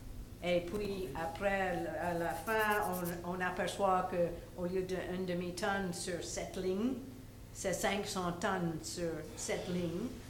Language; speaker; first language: French; non-native, local second language; English